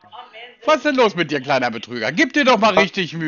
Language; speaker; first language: German; native; German